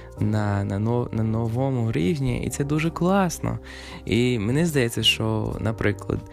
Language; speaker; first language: Ukrainian; non-native, fluent; English